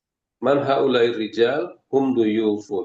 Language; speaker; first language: Arabic; non-native, learner; Indonesian